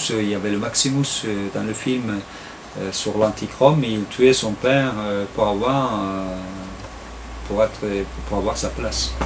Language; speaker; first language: French; non-native, fluent; Turkish